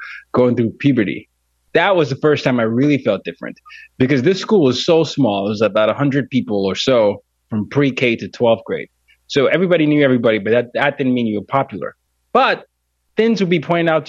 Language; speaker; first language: English; non-native, local second language; Yoruba